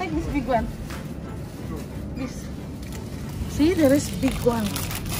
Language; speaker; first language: English; non-native, learner; Indonesian